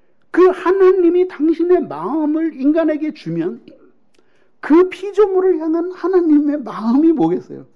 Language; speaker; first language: Korean; native; Korean